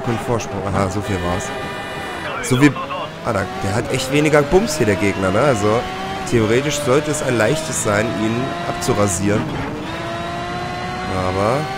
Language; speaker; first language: German; native; German